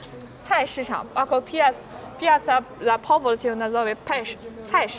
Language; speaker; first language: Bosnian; non-native, learner; Chinese